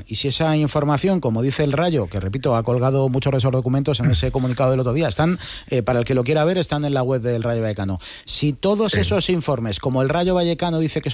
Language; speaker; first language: Spanish; native; Spanish